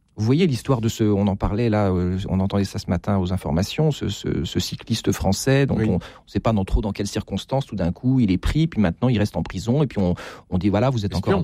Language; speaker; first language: French; native; French